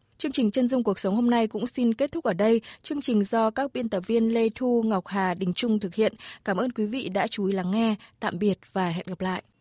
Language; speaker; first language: Vietnamese; native; Vietnamese